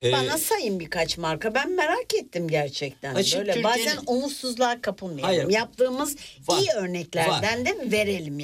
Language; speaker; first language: Turkish; native; Turkish